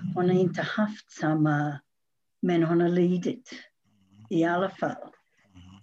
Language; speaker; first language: Swedish; non-native, fluent; English